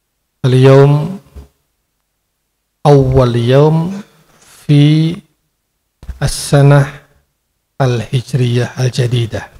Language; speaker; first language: Arabic; non-native, fluent; Indonesian